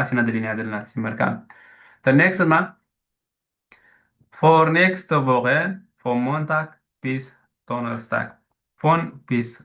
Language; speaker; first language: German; non-native, fluent; Tigrinya